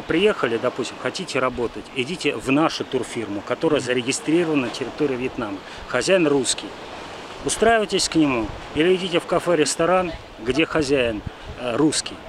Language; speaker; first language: Russian; native; Russian